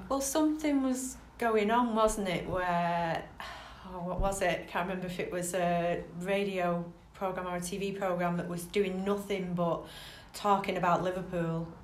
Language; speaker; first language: English; native; English